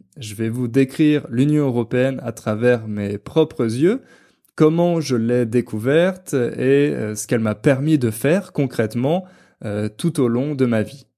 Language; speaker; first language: French; native; French